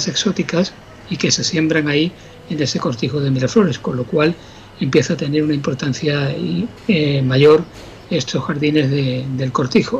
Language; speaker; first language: Spanish; native; Spanish